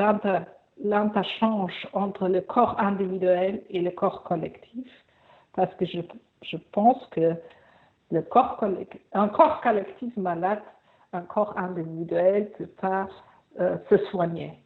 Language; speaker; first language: French; non-native, fluent; German